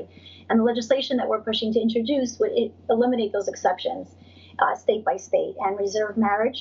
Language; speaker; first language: English; native; English